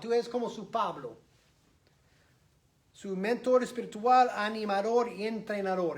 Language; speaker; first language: Spanish; non-native, fluent; English